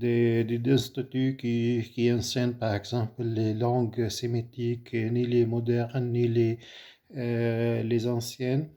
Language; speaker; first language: French; non-native, fluent; Arabic